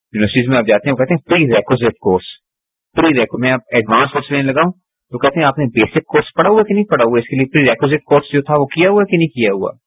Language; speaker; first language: Urdu; native; Urdu